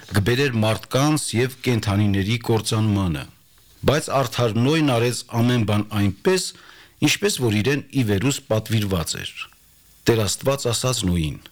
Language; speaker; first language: Armenian; native; Armenian